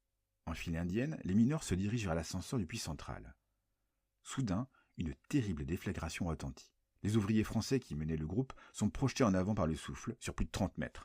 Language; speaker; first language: French; native; French